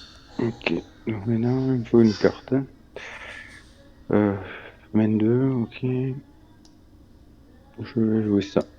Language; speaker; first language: French; native; French